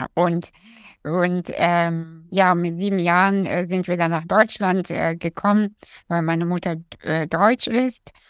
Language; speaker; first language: German; early bilingual, other home language; Russian